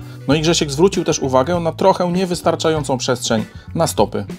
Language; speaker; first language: Polish; native; Polish